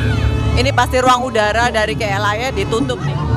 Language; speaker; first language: Indonesian; native; Indonesian